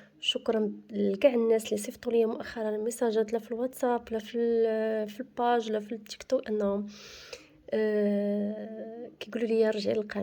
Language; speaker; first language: Arabic; native; Arabic